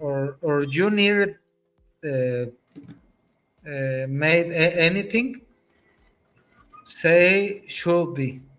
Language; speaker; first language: English; non-native, learner; Spanish